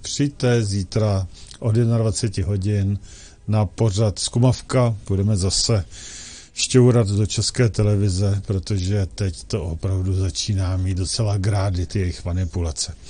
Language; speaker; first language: Czech; native; Czech